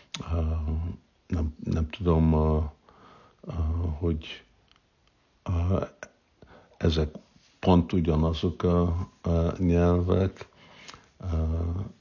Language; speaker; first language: Hungarian; non-native, fluent; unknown